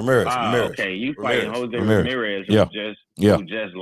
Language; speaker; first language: English; native; English